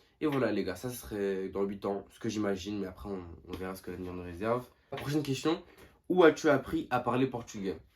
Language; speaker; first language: French; early bilingual, other home language; Portuguese